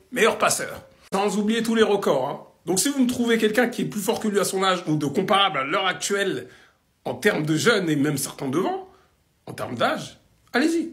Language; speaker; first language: French; native; French